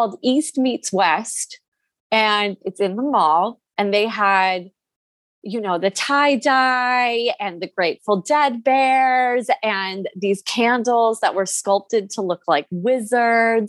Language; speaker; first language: English; native; English